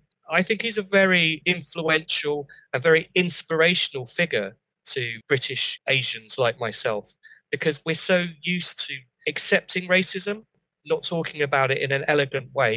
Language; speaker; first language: English; native; English